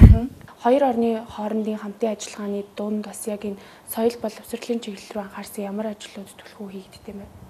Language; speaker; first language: Mongolian; native; Mongolian